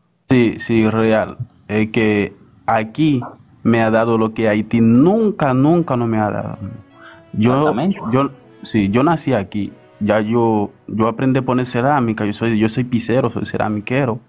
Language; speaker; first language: Spanish; early bilingual, other home language; Haitian Creole